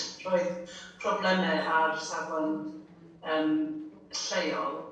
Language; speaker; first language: Welsh; non-native, fluent; English